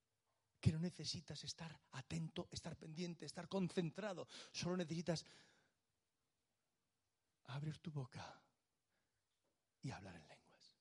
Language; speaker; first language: Spanish; native; Spanish